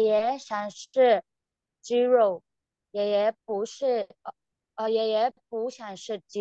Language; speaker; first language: Chinese; non-native, learner; Burmese